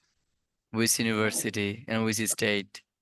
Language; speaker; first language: English; non-native, fluent; Bangla